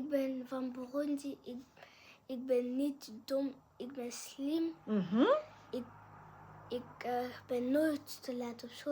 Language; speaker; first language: Dutch; early bilingual, other home language; French